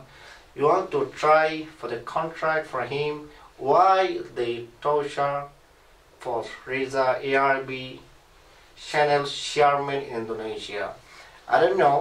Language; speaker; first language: English; non-native, learner; Rohingya